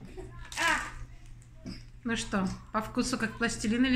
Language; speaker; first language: Russian; native; Russian